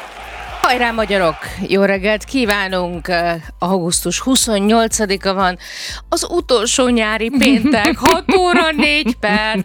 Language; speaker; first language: Hungarian; native; Hungarian